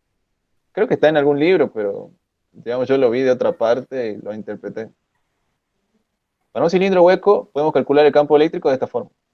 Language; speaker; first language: Spanish; native; Spanish